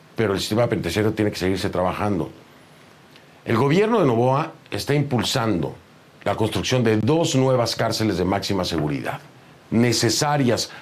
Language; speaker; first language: Spanish; native; Spanish